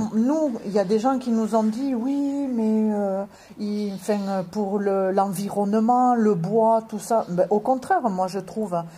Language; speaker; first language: French; native; French